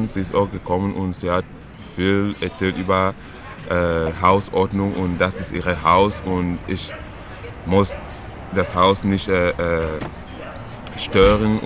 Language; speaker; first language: German; non-native, learner; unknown